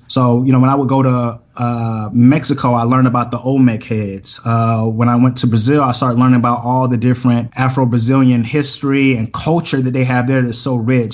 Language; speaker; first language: English; native; English